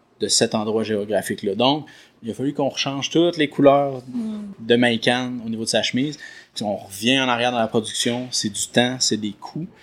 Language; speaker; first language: French; native; French